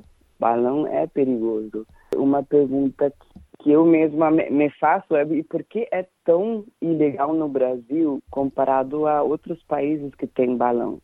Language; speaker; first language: Portuguese; non-native, fluent; Danish